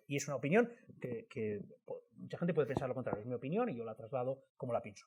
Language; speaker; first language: Spanish; native; Spanish